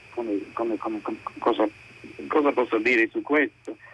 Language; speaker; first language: Italian; non-native, fluent; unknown